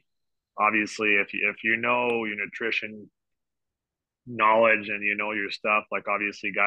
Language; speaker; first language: English; non-native, fluent; French